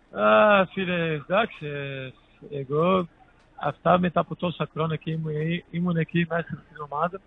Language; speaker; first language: Greek; non-native, learner; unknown